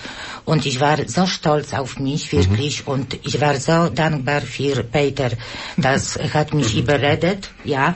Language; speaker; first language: German; non-native, learner; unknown